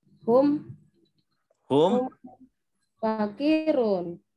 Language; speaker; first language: Arabic; non-native, learner; Indonesian